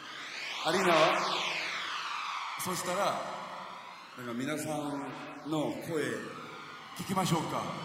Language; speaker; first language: Japanese; non-native, fluent; Korean